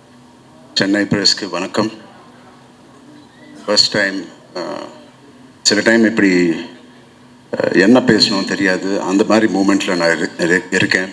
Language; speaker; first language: Tamil; non-native, learner; Telugu